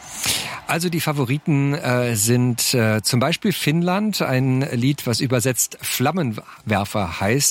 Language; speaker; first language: German; native; German